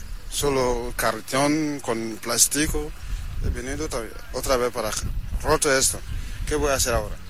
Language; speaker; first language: Spanish; non-native, learner; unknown